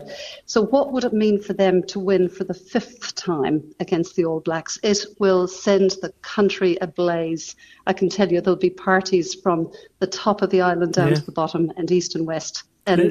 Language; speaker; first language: English; native; English